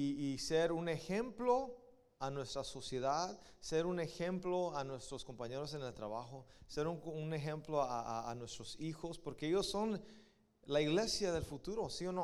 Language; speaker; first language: Spanish; early bilingual, heritage; Spanish